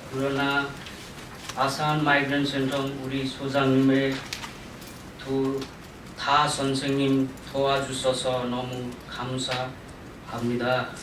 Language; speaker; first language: Korean; non-native, learner; Nepali